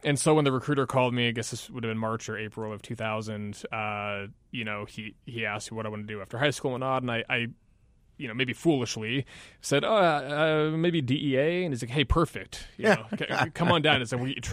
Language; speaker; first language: English; native; English